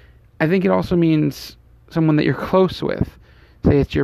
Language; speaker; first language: English; native; English